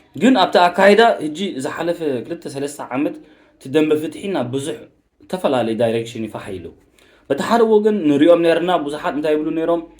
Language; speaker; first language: Tigrinya; early bilingual, heritage; Tigrinya